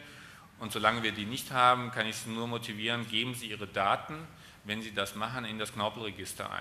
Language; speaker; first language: German; native; German